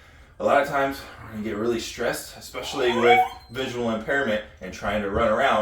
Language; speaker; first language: English; native; English